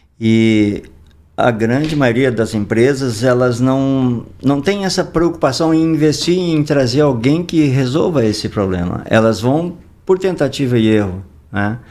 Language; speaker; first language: Portuguese; native; Portuguese